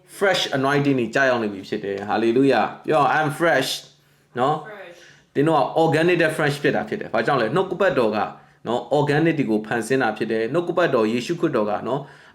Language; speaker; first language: Burmese; non-native, local second language; Kachin